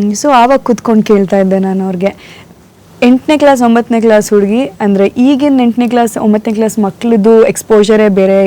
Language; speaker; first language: Kannada; non-native, local second language; Konkani